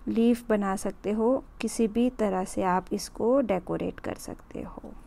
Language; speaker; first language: Hindi; non-native, local second language; Gujarati